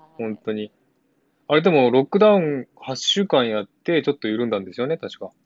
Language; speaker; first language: Japanese; native; Japanese